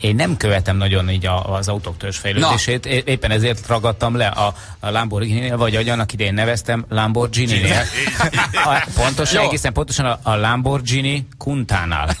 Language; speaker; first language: Hungarian; native; Hungarian